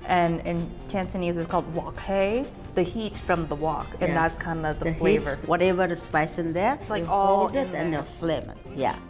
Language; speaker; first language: English; non-native, fluent; Amharic